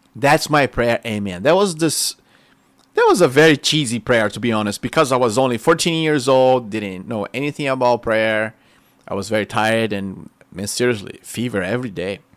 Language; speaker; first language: English; non-native, fluent; Portuguese